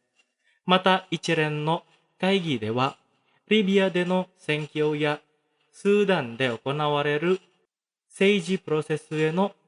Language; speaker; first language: Japanese; non-native, fluent; Indonesian